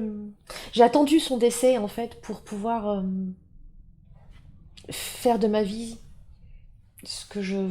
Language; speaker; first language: French; native; French